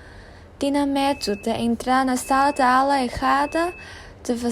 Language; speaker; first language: Portuguese; non-native, learner; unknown